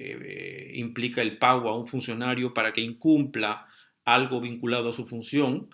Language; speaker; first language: Spanish; native; Spanish